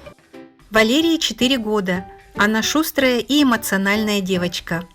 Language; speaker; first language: Russian; native; Russian